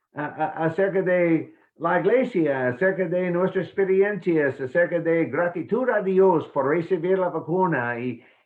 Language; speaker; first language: Spanish; non-native, fluent; English